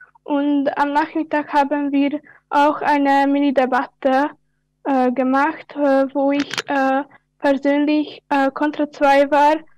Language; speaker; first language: German; non-native, learner; Hungarian